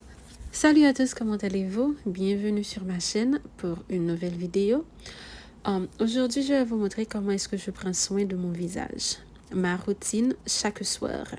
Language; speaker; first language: French; non-native, local second language; Haitian Creole